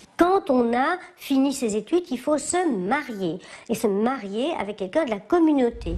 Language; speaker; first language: French; native; French